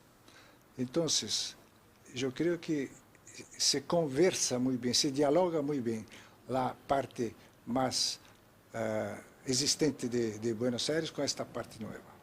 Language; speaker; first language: Portuguese; non-native, fluent; Spanish